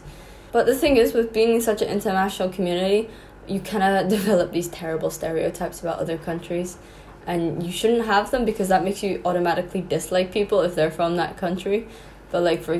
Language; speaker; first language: English; non-native, local second language; Cantonese